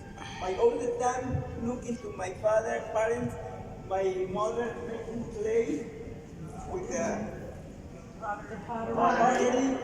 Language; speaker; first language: English; non-native, learner; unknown